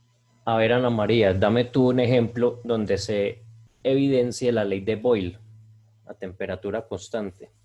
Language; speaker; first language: Spanish; native; Spanish